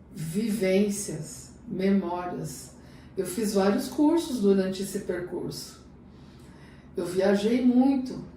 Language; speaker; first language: Portuguese; native; Portuguese